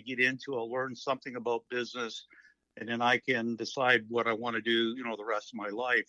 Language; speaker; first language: English; native; English